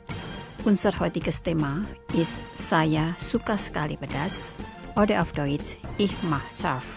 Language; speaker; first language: German; non-native, learner; Indonesian